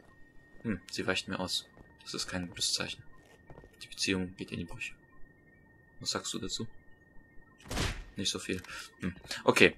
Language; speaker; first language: German; native; German